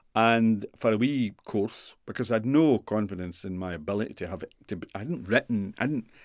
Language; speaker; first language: English; native; English